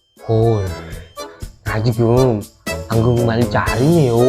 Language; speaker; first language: Korean; non-native, learner; Filipino